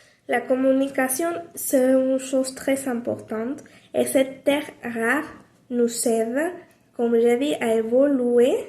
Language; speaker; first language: French; non-native, learner; Spanish